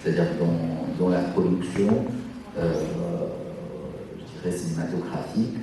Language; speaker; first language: French; non-native, local second language; Arabic